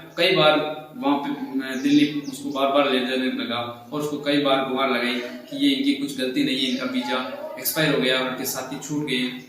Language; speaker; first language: Hindi; native; Hindi